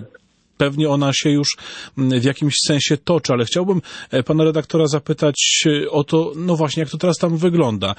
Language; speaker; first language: Polish; native; Polish